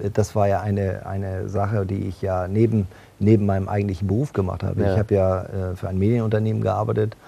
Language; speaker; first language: German; native; German